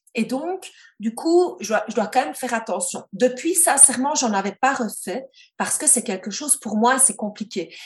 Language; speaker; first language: French; native; French